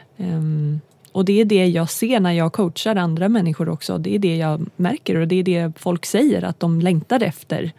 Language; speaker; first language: Swedish; native; Swedish